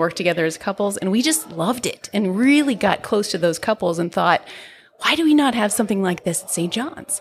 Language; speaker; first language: English; native; English